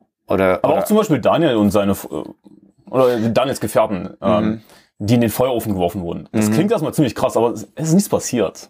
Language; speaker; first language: German; native; German